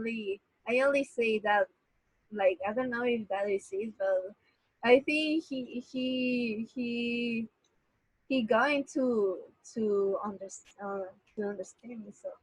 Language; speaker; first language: English; non-native, learner; Spanish